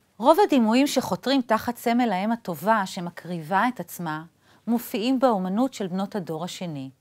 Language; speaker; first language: Hebrew; native; Hebrew